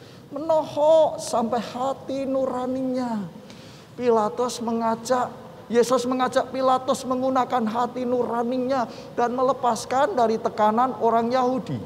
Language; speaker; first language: Indonesian; native; Indonesian